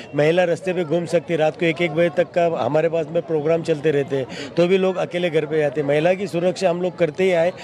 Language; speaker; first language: Hindi; non-native, local second language; Marathi